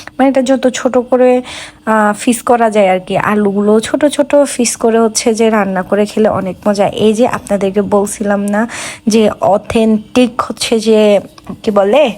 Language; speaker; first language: Bangla; non-native, local second language; Chakma